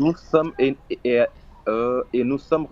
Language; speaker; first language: French; non-native, fluent; Portuguese